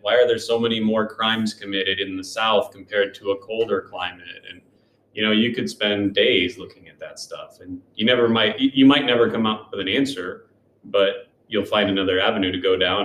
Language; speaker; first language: English; native; English